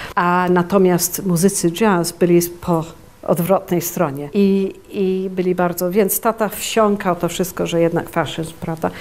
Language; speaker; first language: Polish; early bilingual, heritage; Polish